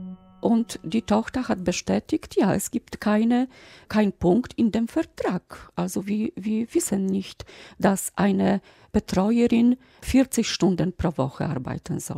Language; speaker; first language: German; non-native, fluent; Polish